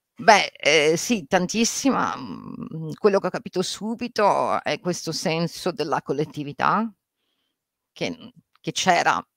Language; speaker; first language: Italian; native; Italian